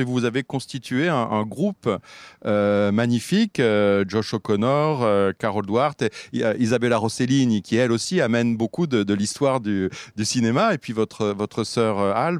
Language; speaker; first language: French; native; French